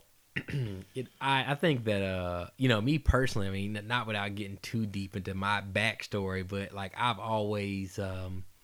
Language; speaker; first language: English; native; English